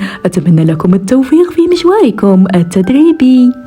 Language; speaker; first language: Arabic; native; Arabic